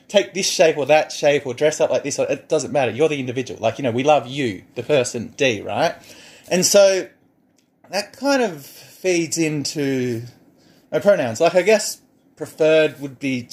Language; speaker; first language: English; native; English